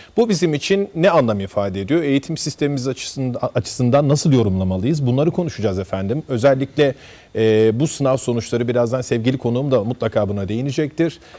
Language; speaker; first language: Turkish; native; Turkish